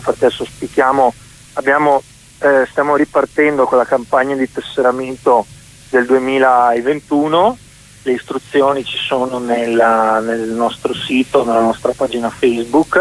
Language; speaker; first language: Italian; native; Italian